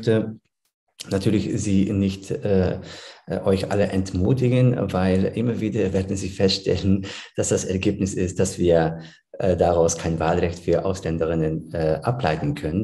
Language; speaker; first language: German; early bilingual, other home language; Turkish